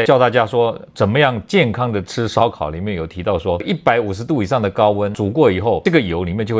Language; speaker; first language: Chinese; native; Chinese